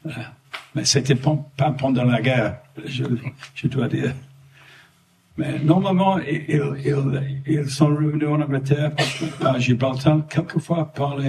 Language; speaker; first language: French; non-native, fluent; English